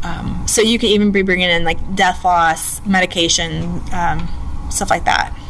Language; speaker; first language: English; native; English